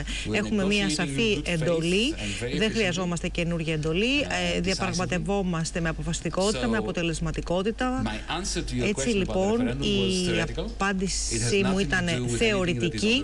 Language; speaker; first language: Greek; native; Greek